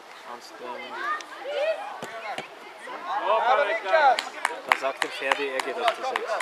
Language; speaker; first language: German; native; German